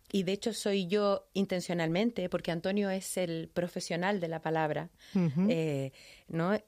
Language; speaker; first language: Spanish; native; Spanish